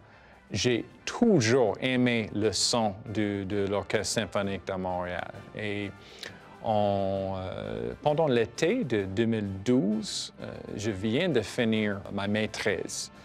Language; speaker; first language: French; non-native, fluent; English